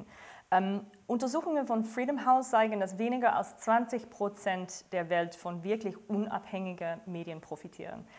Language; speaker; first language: German; non-native, fluent; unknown